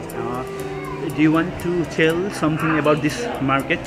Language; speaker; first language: English; non-native, learner; Nepali